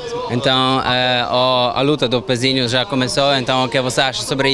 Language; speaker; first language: Portuguese; non-native, learner; Polish